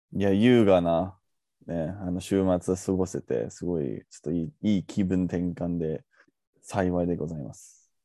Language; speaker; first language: Japanese; non-native, fluent; English